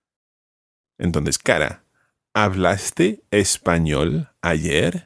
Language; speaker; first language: Spanish; non-native, fluent; English